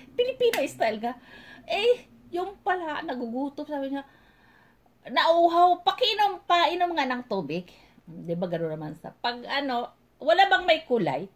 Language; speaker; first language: Filipino; non-native, local second language; Cebuano